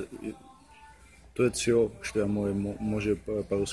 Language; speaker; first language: Russian; non-native, learner; Czech